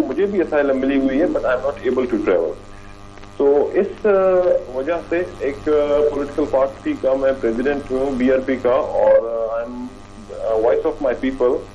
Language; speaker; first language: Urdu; non-native, local second language; Baluchi